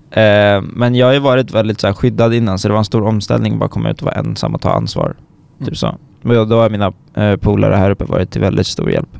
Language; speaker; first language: Swedish; native; Swedish